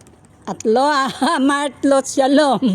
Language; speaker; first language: Hebrew; non-native, learner; Filipino